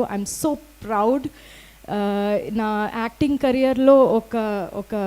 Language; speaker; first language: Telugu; non-native, fluent; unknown